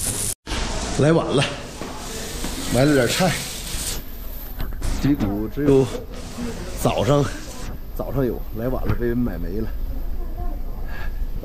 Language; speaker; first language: Chinese; native; Chinese